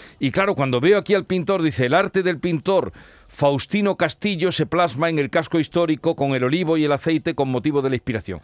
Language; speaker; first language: Spanish; native; Spanish